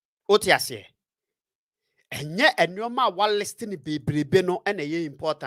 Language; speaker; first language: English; non-native, local second language; Akan